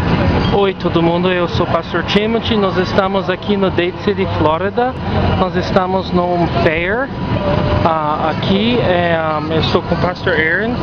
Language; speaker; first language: Portuguese; non-native, fluent; English